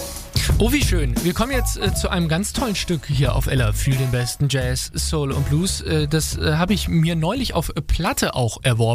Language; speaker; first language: German; native; German